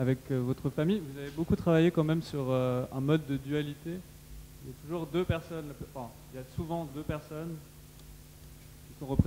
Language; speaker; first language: French; native; French